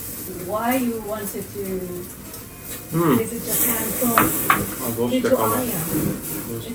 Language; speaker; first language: English; non-native, learner; Japanese